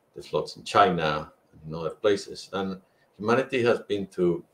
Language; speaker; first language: English; non-native, fluent; Spanish